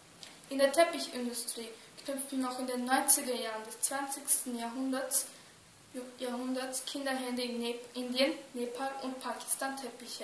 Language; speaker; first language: German; early bilingual, other home language; Turkish